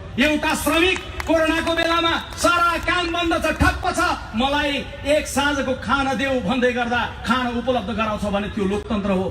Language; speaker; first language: Nepali; native; Nepali